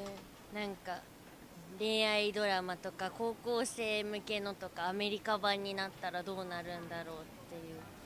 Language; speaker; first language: Japanese; native; Japanese